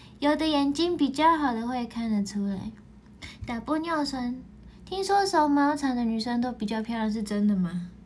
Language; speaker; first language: Chinese; non-native, fluent; Japanese